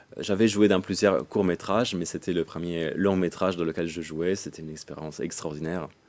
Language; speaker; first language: French; non-native, fluent; Italian